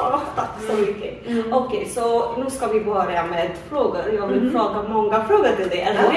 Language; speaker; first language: Swedish; non-native, learner; Hindi